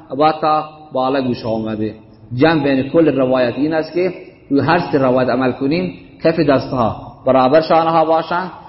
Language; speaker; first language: Persian; native; Persian